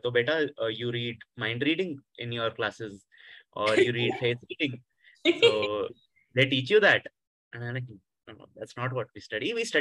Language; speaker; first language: English; non-native, local second language; Hindi